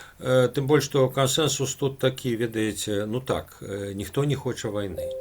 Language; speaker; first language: Belarusian; non-native, local second language; Russian